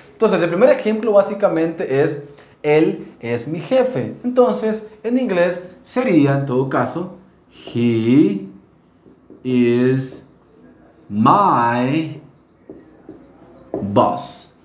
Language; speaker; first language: Spanish; native; Spanish